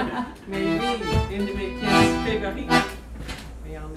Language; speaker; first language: French; non-native, fluent; English